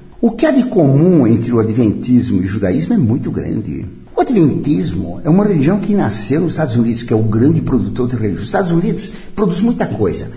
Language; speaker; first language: Portuguese; early bilingual, other home language; Italian